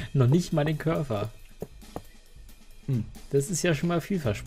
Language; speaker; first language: German; native; German